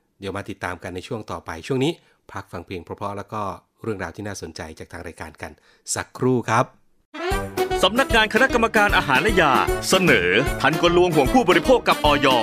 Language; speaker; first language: Thai; native; Thai